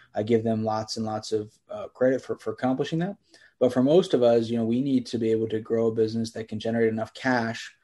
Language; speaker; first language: English; native; English